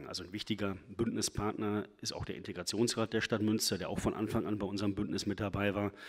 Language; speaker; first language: German; native; German